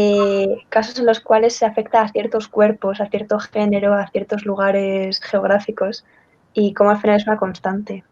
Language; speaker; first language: Spanish; native; Spanish